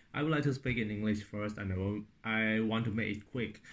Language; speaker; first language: English; non-native, fluent; Thai